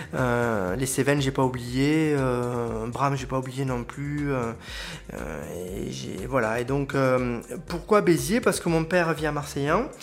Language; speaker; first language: French; native; French